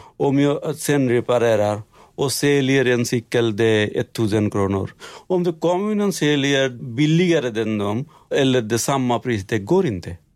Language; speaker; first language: Swedish; non-native, learner; Bangla